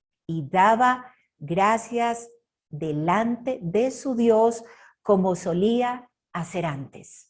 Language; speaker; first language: Spanish; native; Spanish